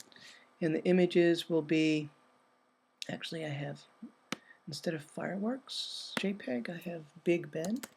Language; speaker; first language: English; native; English